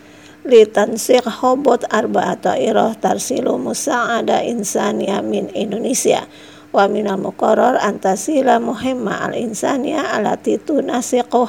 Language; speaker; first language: Arabic; non-native, fluent; Indonesian